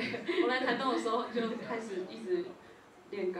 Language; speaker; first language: Chinese; native; Chinese